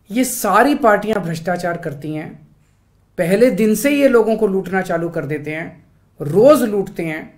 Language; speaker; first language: Hindi; native; Hindi